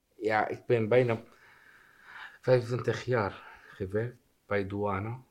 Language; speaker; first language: Dutch; non-native, learner; Arabic